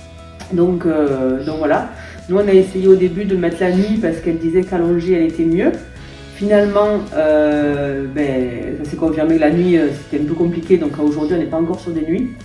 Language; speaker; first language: French; native; French